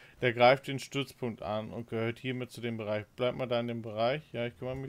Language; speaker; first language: German; native; German